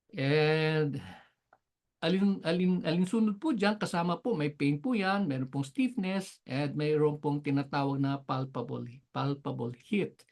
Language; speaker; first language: Filipino; non-native, local second language; Cebuano